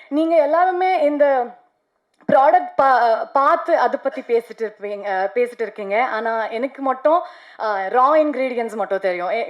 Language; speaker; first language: Tamil; non-native, learner; Kannada